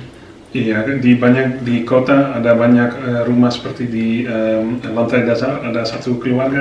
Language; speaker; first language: Indonesian; non-native, fluent; Dutch